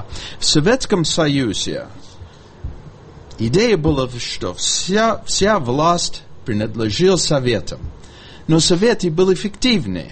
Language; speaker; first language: Russian; non-native, fluent; English